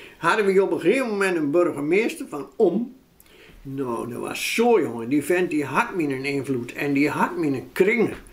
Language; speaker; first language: Dutch; native; Dutch